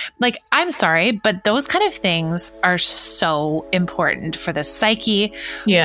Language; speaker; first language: English; native; English